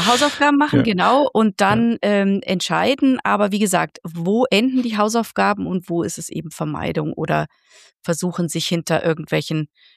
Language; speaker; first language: German; native; German